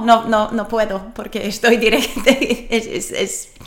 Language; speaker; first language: Spanish; non-native, learner; English